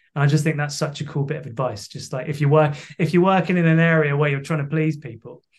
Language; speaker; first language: English; native; English